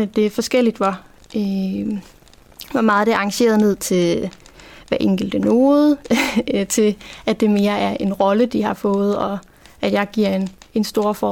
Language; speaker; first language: Danish; native; Danish